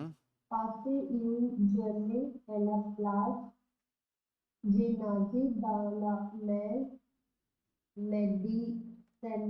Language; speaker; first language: French; non-native, learner; Hindi